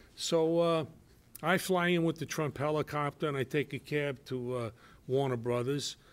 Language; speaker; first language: English; native; English